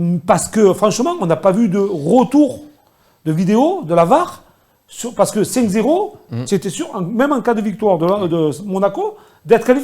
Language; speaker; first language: French; native; French